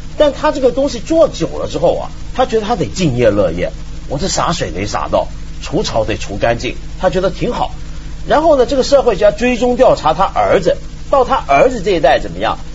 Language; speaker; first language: Chinese; non-native, local second language; Cantonese